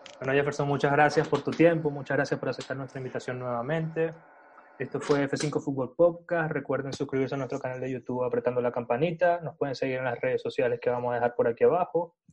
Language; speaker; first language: Spanish; native; Spanish